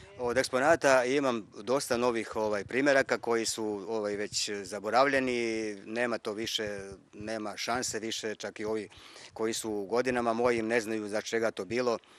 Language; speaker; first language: Croatian; non-native, local second language; Slovak